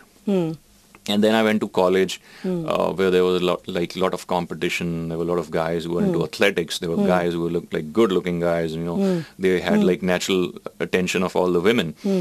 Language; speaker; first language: English; non-native, local second language; Punjabi